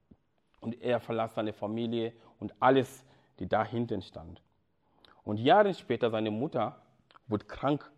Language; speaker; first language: German; non-native, fluent; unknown